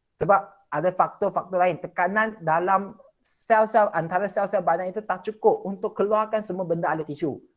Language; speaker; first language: Malay; non-native, local second language; Chinese